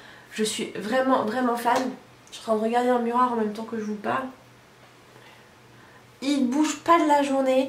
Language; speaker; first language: French; native; French